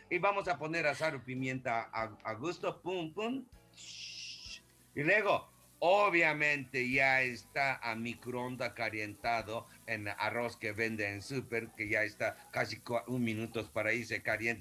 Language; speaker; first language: Spanish; non-native, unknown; Japanese